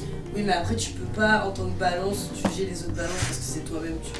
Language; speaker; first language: French; native; French